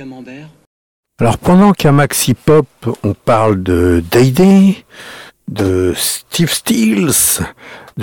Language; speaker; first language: French; native; French